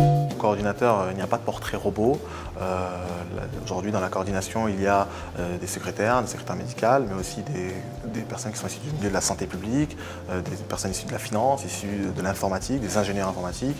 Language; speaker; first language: French; native; French